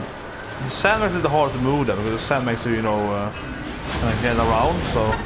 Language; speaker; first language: English; non-native, fluent; Swedish